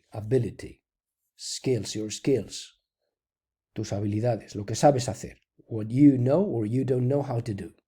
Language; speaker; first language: English; non-native, fluent; Spanish